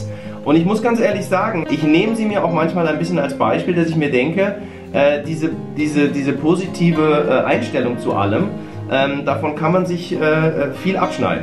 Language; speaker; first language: German; native; German